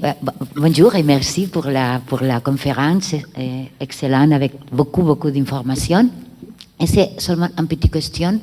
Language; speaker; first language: French; non-native, learner; Catalan